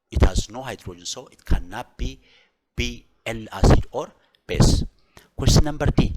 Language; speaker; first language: English; non-native, local second language; Amharic